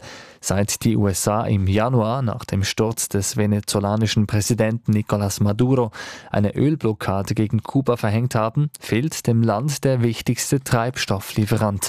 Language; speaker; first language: German; native; German